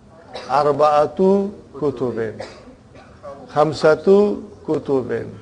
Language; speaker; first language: Arabic; non-native, fluent; Urdu